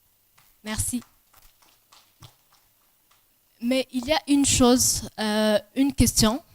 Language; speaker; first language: French; non-native, local second language; Rundi